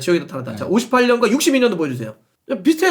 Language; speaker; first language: Korean; native; Korean